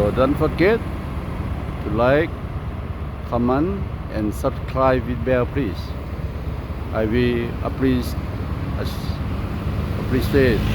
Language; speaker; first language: English; non-native, learner; Lao